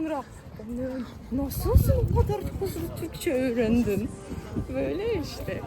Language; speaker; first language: Turkish; non-native, fluent; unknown